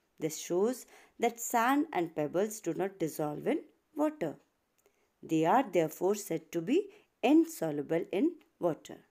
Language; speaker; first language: English; non-native, local second language; Hindi